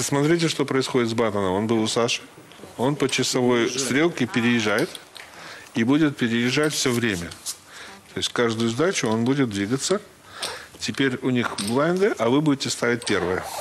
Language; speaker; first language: Russian; native; Russian